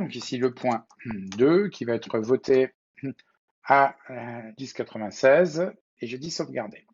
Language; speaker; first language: French; native; French